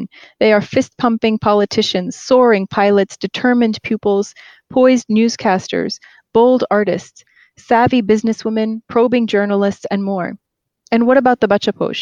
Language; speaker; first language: English; native; English